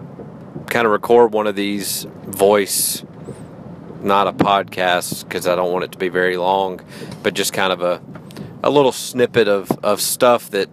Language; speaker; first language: English; native; English